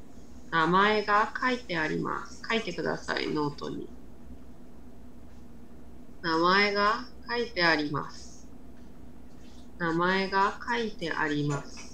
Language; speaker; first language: Japanese; non-native, fluent; Vietnamese